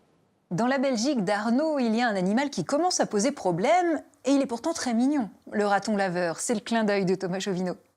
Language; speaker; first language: French; native; French